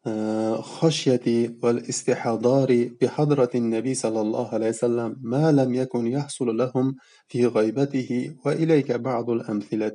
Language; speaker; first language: Arabic; non-native, fluent; Uzbek